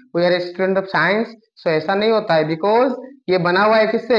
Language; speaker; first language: Hindi; non-native, local second language; Bangla